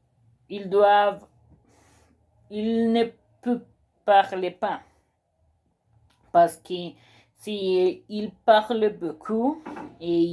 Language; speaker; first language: French; non-native, learner; Spanish